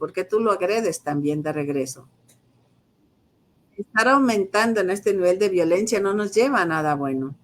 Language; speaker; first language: Spanish; native; Spanish